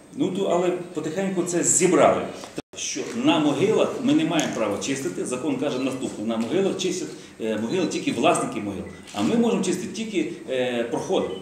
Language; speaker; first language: Ukrainian; native; Ukrainian